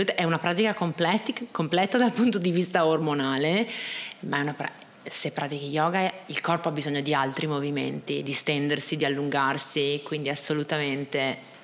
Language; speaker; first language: Italian; native; Italian